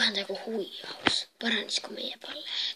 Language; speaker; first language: Finnish; native; Finnish